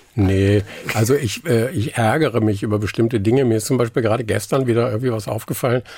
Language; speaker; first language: German; non-native, local second language; Low German